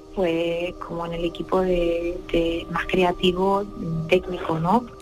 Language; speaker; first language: Spanish; native; Spanish